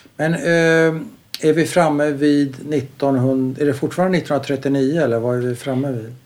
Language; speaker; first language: Swedish; native; Swedish